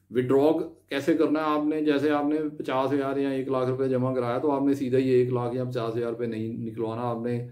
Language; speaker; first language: Hindi; non-native, local second language; Punjabi